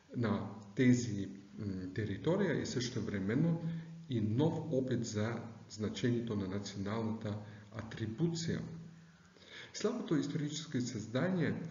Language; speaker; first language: Bulgarian; non-native, fluent; German